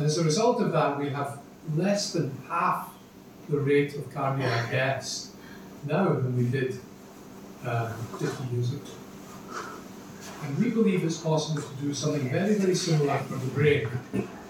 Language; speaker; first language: English; native; English